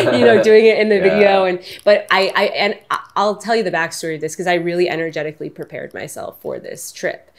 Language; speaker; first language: English; native; English